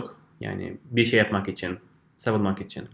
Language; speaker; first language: Turkish; non-native, fluent; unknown